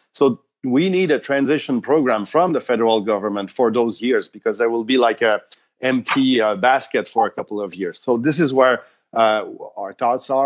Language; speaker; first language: English; non-native, fluent; French